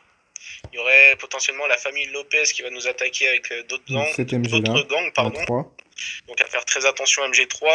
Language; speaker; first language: French; native; French